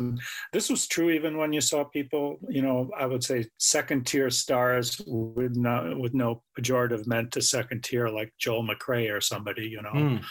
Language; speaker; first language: English; native; English